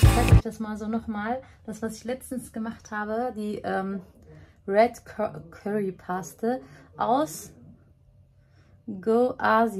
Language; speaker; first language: German; early bilingual, other home language; Turkish